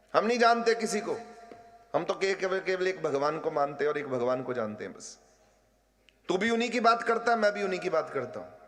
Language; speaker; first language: Hindi; non-native, local second language; Punjabi